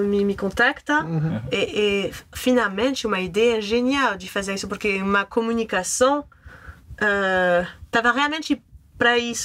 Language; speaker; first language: Portuguese; non-native, fluent; French